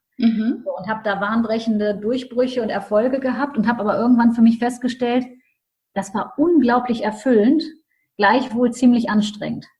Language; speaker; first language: German; native; German